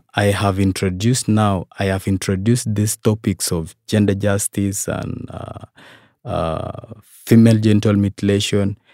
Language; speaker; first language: English; non-native, local second language; Kalenjin